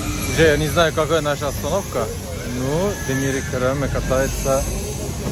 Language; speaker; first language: Russian; non-native, learner; Turkish